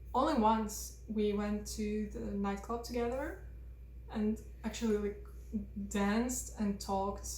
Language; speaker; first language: English; non-native, fluent; Russian